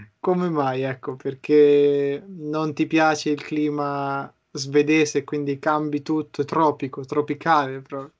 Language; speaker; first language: Italian; native; Italian